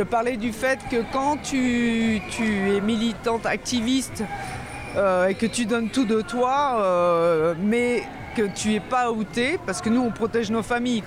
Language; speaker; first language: French; native; French